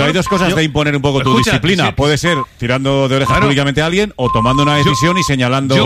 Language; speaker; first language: Spanish; native; Spanish